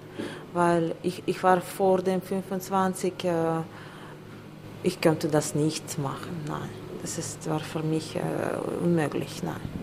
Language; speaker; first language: German; non-native, learner; Russian